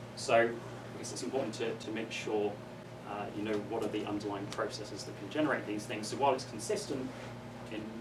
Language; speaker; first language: English; native; English